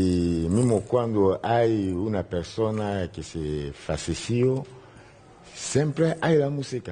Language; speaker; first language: Spanish; non-native, learner; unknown